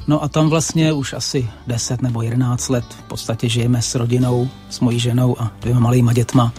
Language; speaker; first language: Czech; native; Czech